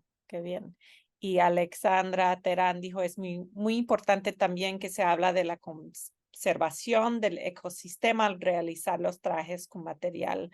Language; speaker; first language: Spanish; non-native, fluent; English